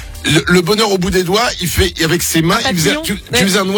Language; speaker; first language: French; native; French